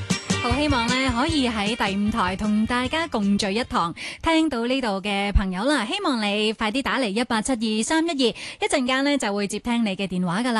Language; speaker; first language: Cantonese; native; Cantonese